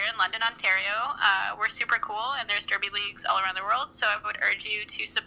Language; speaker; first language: English; native; English